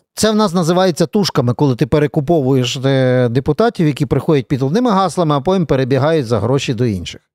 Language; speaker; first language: Ukrainian; native; Ukrainian